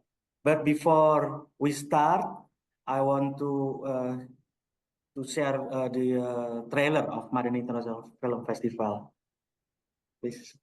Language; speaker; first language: English; non-native, local second language; Indonesian